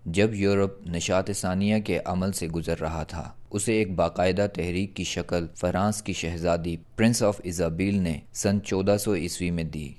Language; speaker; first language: Urdu; native; Urdu